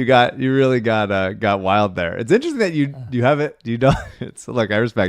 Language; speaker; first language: English; native; English